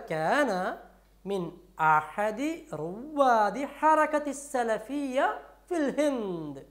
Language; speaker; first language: Arabic; non-native, fluent; Malayalam